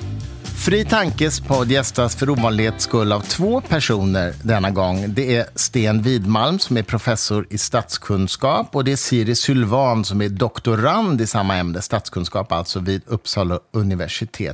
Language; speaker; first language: Swedish; native; Swedish